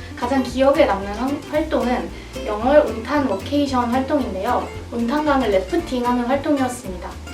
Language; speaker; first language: Korean; native; Korean